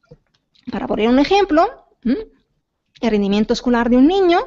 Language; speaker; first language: Spanish; native; Spanish